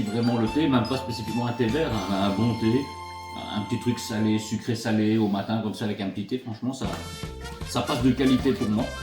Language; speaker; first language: French; native; French